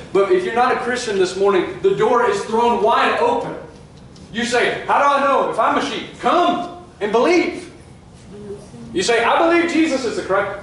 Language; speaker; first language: English; native; English